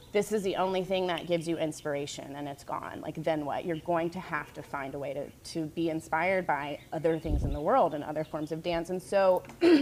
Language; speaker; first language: English; native; English